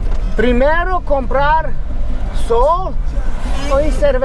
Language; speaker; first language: Spanish; non-native, learner; German